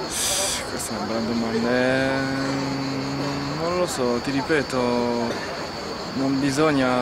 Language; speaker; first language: Italian; non-native, fluent; French